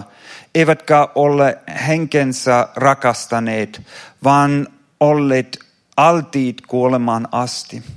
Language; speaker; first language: Finnish; non-native, fluent; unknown